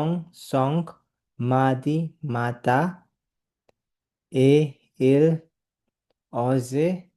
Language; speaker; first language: French; non-native, learner; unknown